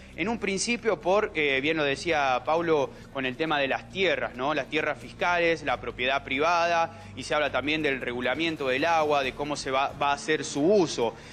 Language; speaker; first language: Spanish; native; Spanish